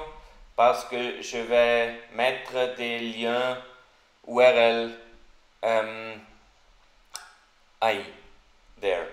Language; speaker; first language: French; non-native, learner; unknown